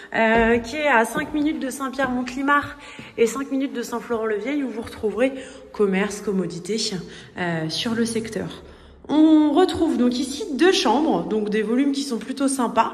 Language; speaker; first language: French; native; French